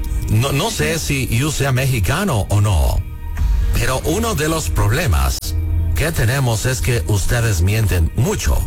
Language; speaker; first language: Spanish; non-native, learner; English